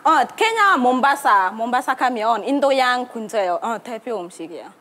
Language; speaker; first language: Korean; non-native, learner; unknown